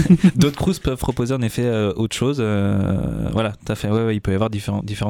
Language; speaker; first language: French; native; French